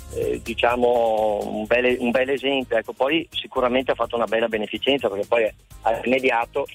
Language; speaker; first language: Italian; native; Italian